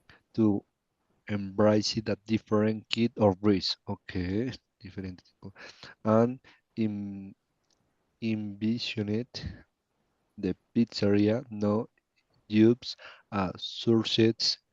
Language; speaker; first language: English; non-native, learner; Spanish